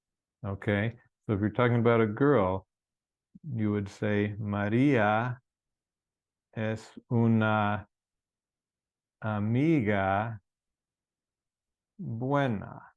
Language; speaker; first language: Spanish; non-native, fluent; English